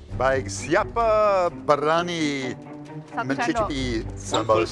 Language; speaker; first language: Indonesian; non-native, fluent; English